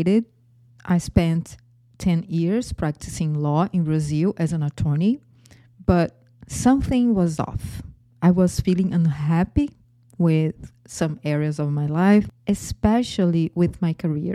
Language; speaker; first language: English; non-native, fluent; Portuguese